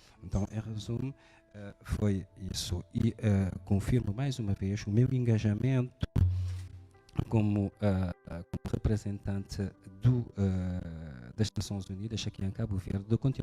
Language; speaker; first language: Portuguese; non-native, fluent; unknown